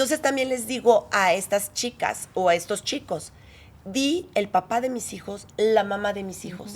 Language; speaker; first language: Spanish; native; Spanish